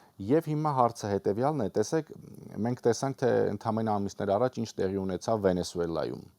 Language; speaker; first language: Armenian; native; Armenian